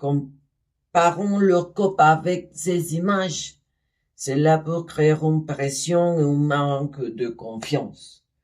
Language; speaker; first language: French; non-native, learner; Spanish